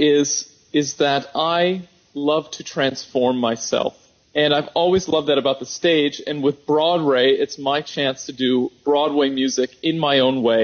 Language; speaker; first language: English; native; English